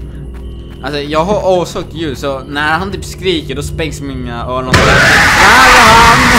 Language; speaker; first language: Swedish; native; Swedish